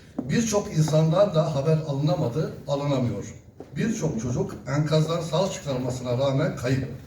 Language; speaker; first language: Turkish; non-native, local second language; Zaza